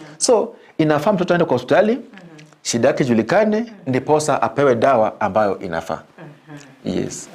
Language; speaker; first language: Swahili; non-native, local second language; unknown